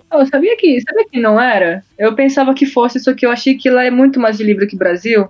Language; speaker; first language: Portuguese; early bilingual, other home language; Japanese